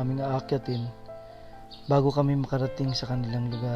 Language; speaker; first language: Filipino; native; Filipino